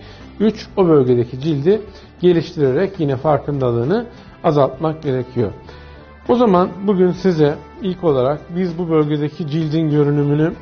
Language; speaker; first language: Turkish; native; Turkish